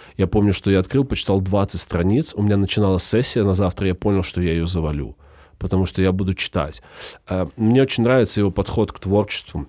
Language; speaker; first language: Russian; native; Russian